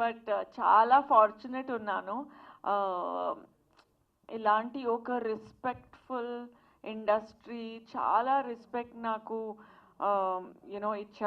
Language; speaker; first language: Telugu; non-native, learner; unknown